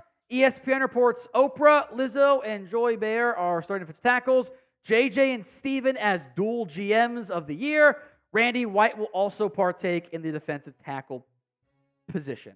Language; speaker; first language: English; native; English